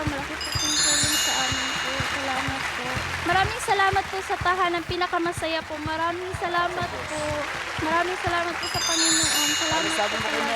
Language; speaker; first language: Filipino; non-native, local second language; Cebuano